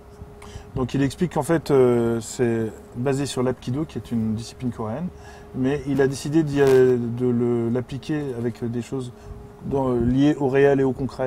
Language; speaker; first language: French; native; French